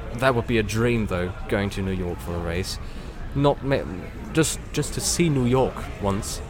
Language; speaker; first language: English; non-native, fluent; German